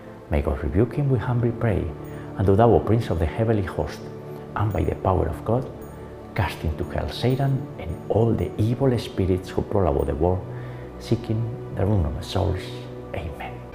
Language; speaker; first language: English; non-native, fluent; Spanish